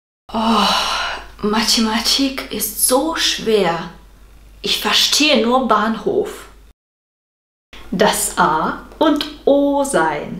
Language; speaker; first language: German; non-native, fluent; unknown